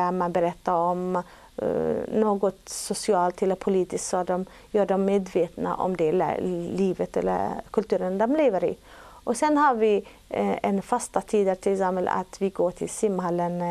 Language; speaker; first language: Swedish; non-native, fluent; Arabic